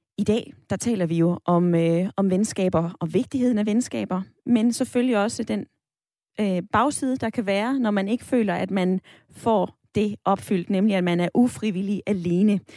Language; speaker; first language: Danish; native; Danish